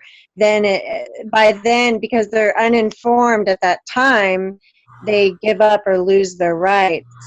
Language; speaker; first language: English; native; English